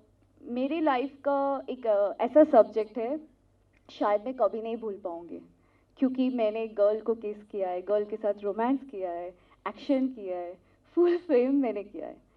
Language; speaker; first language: Hindi; non-native, local second language; Telugu